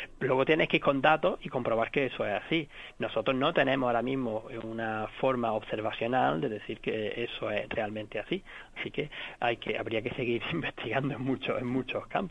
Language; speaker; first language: Spanish; native; Spanish